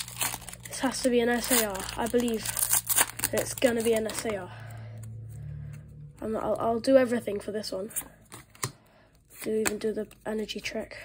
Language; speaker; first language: English; native; English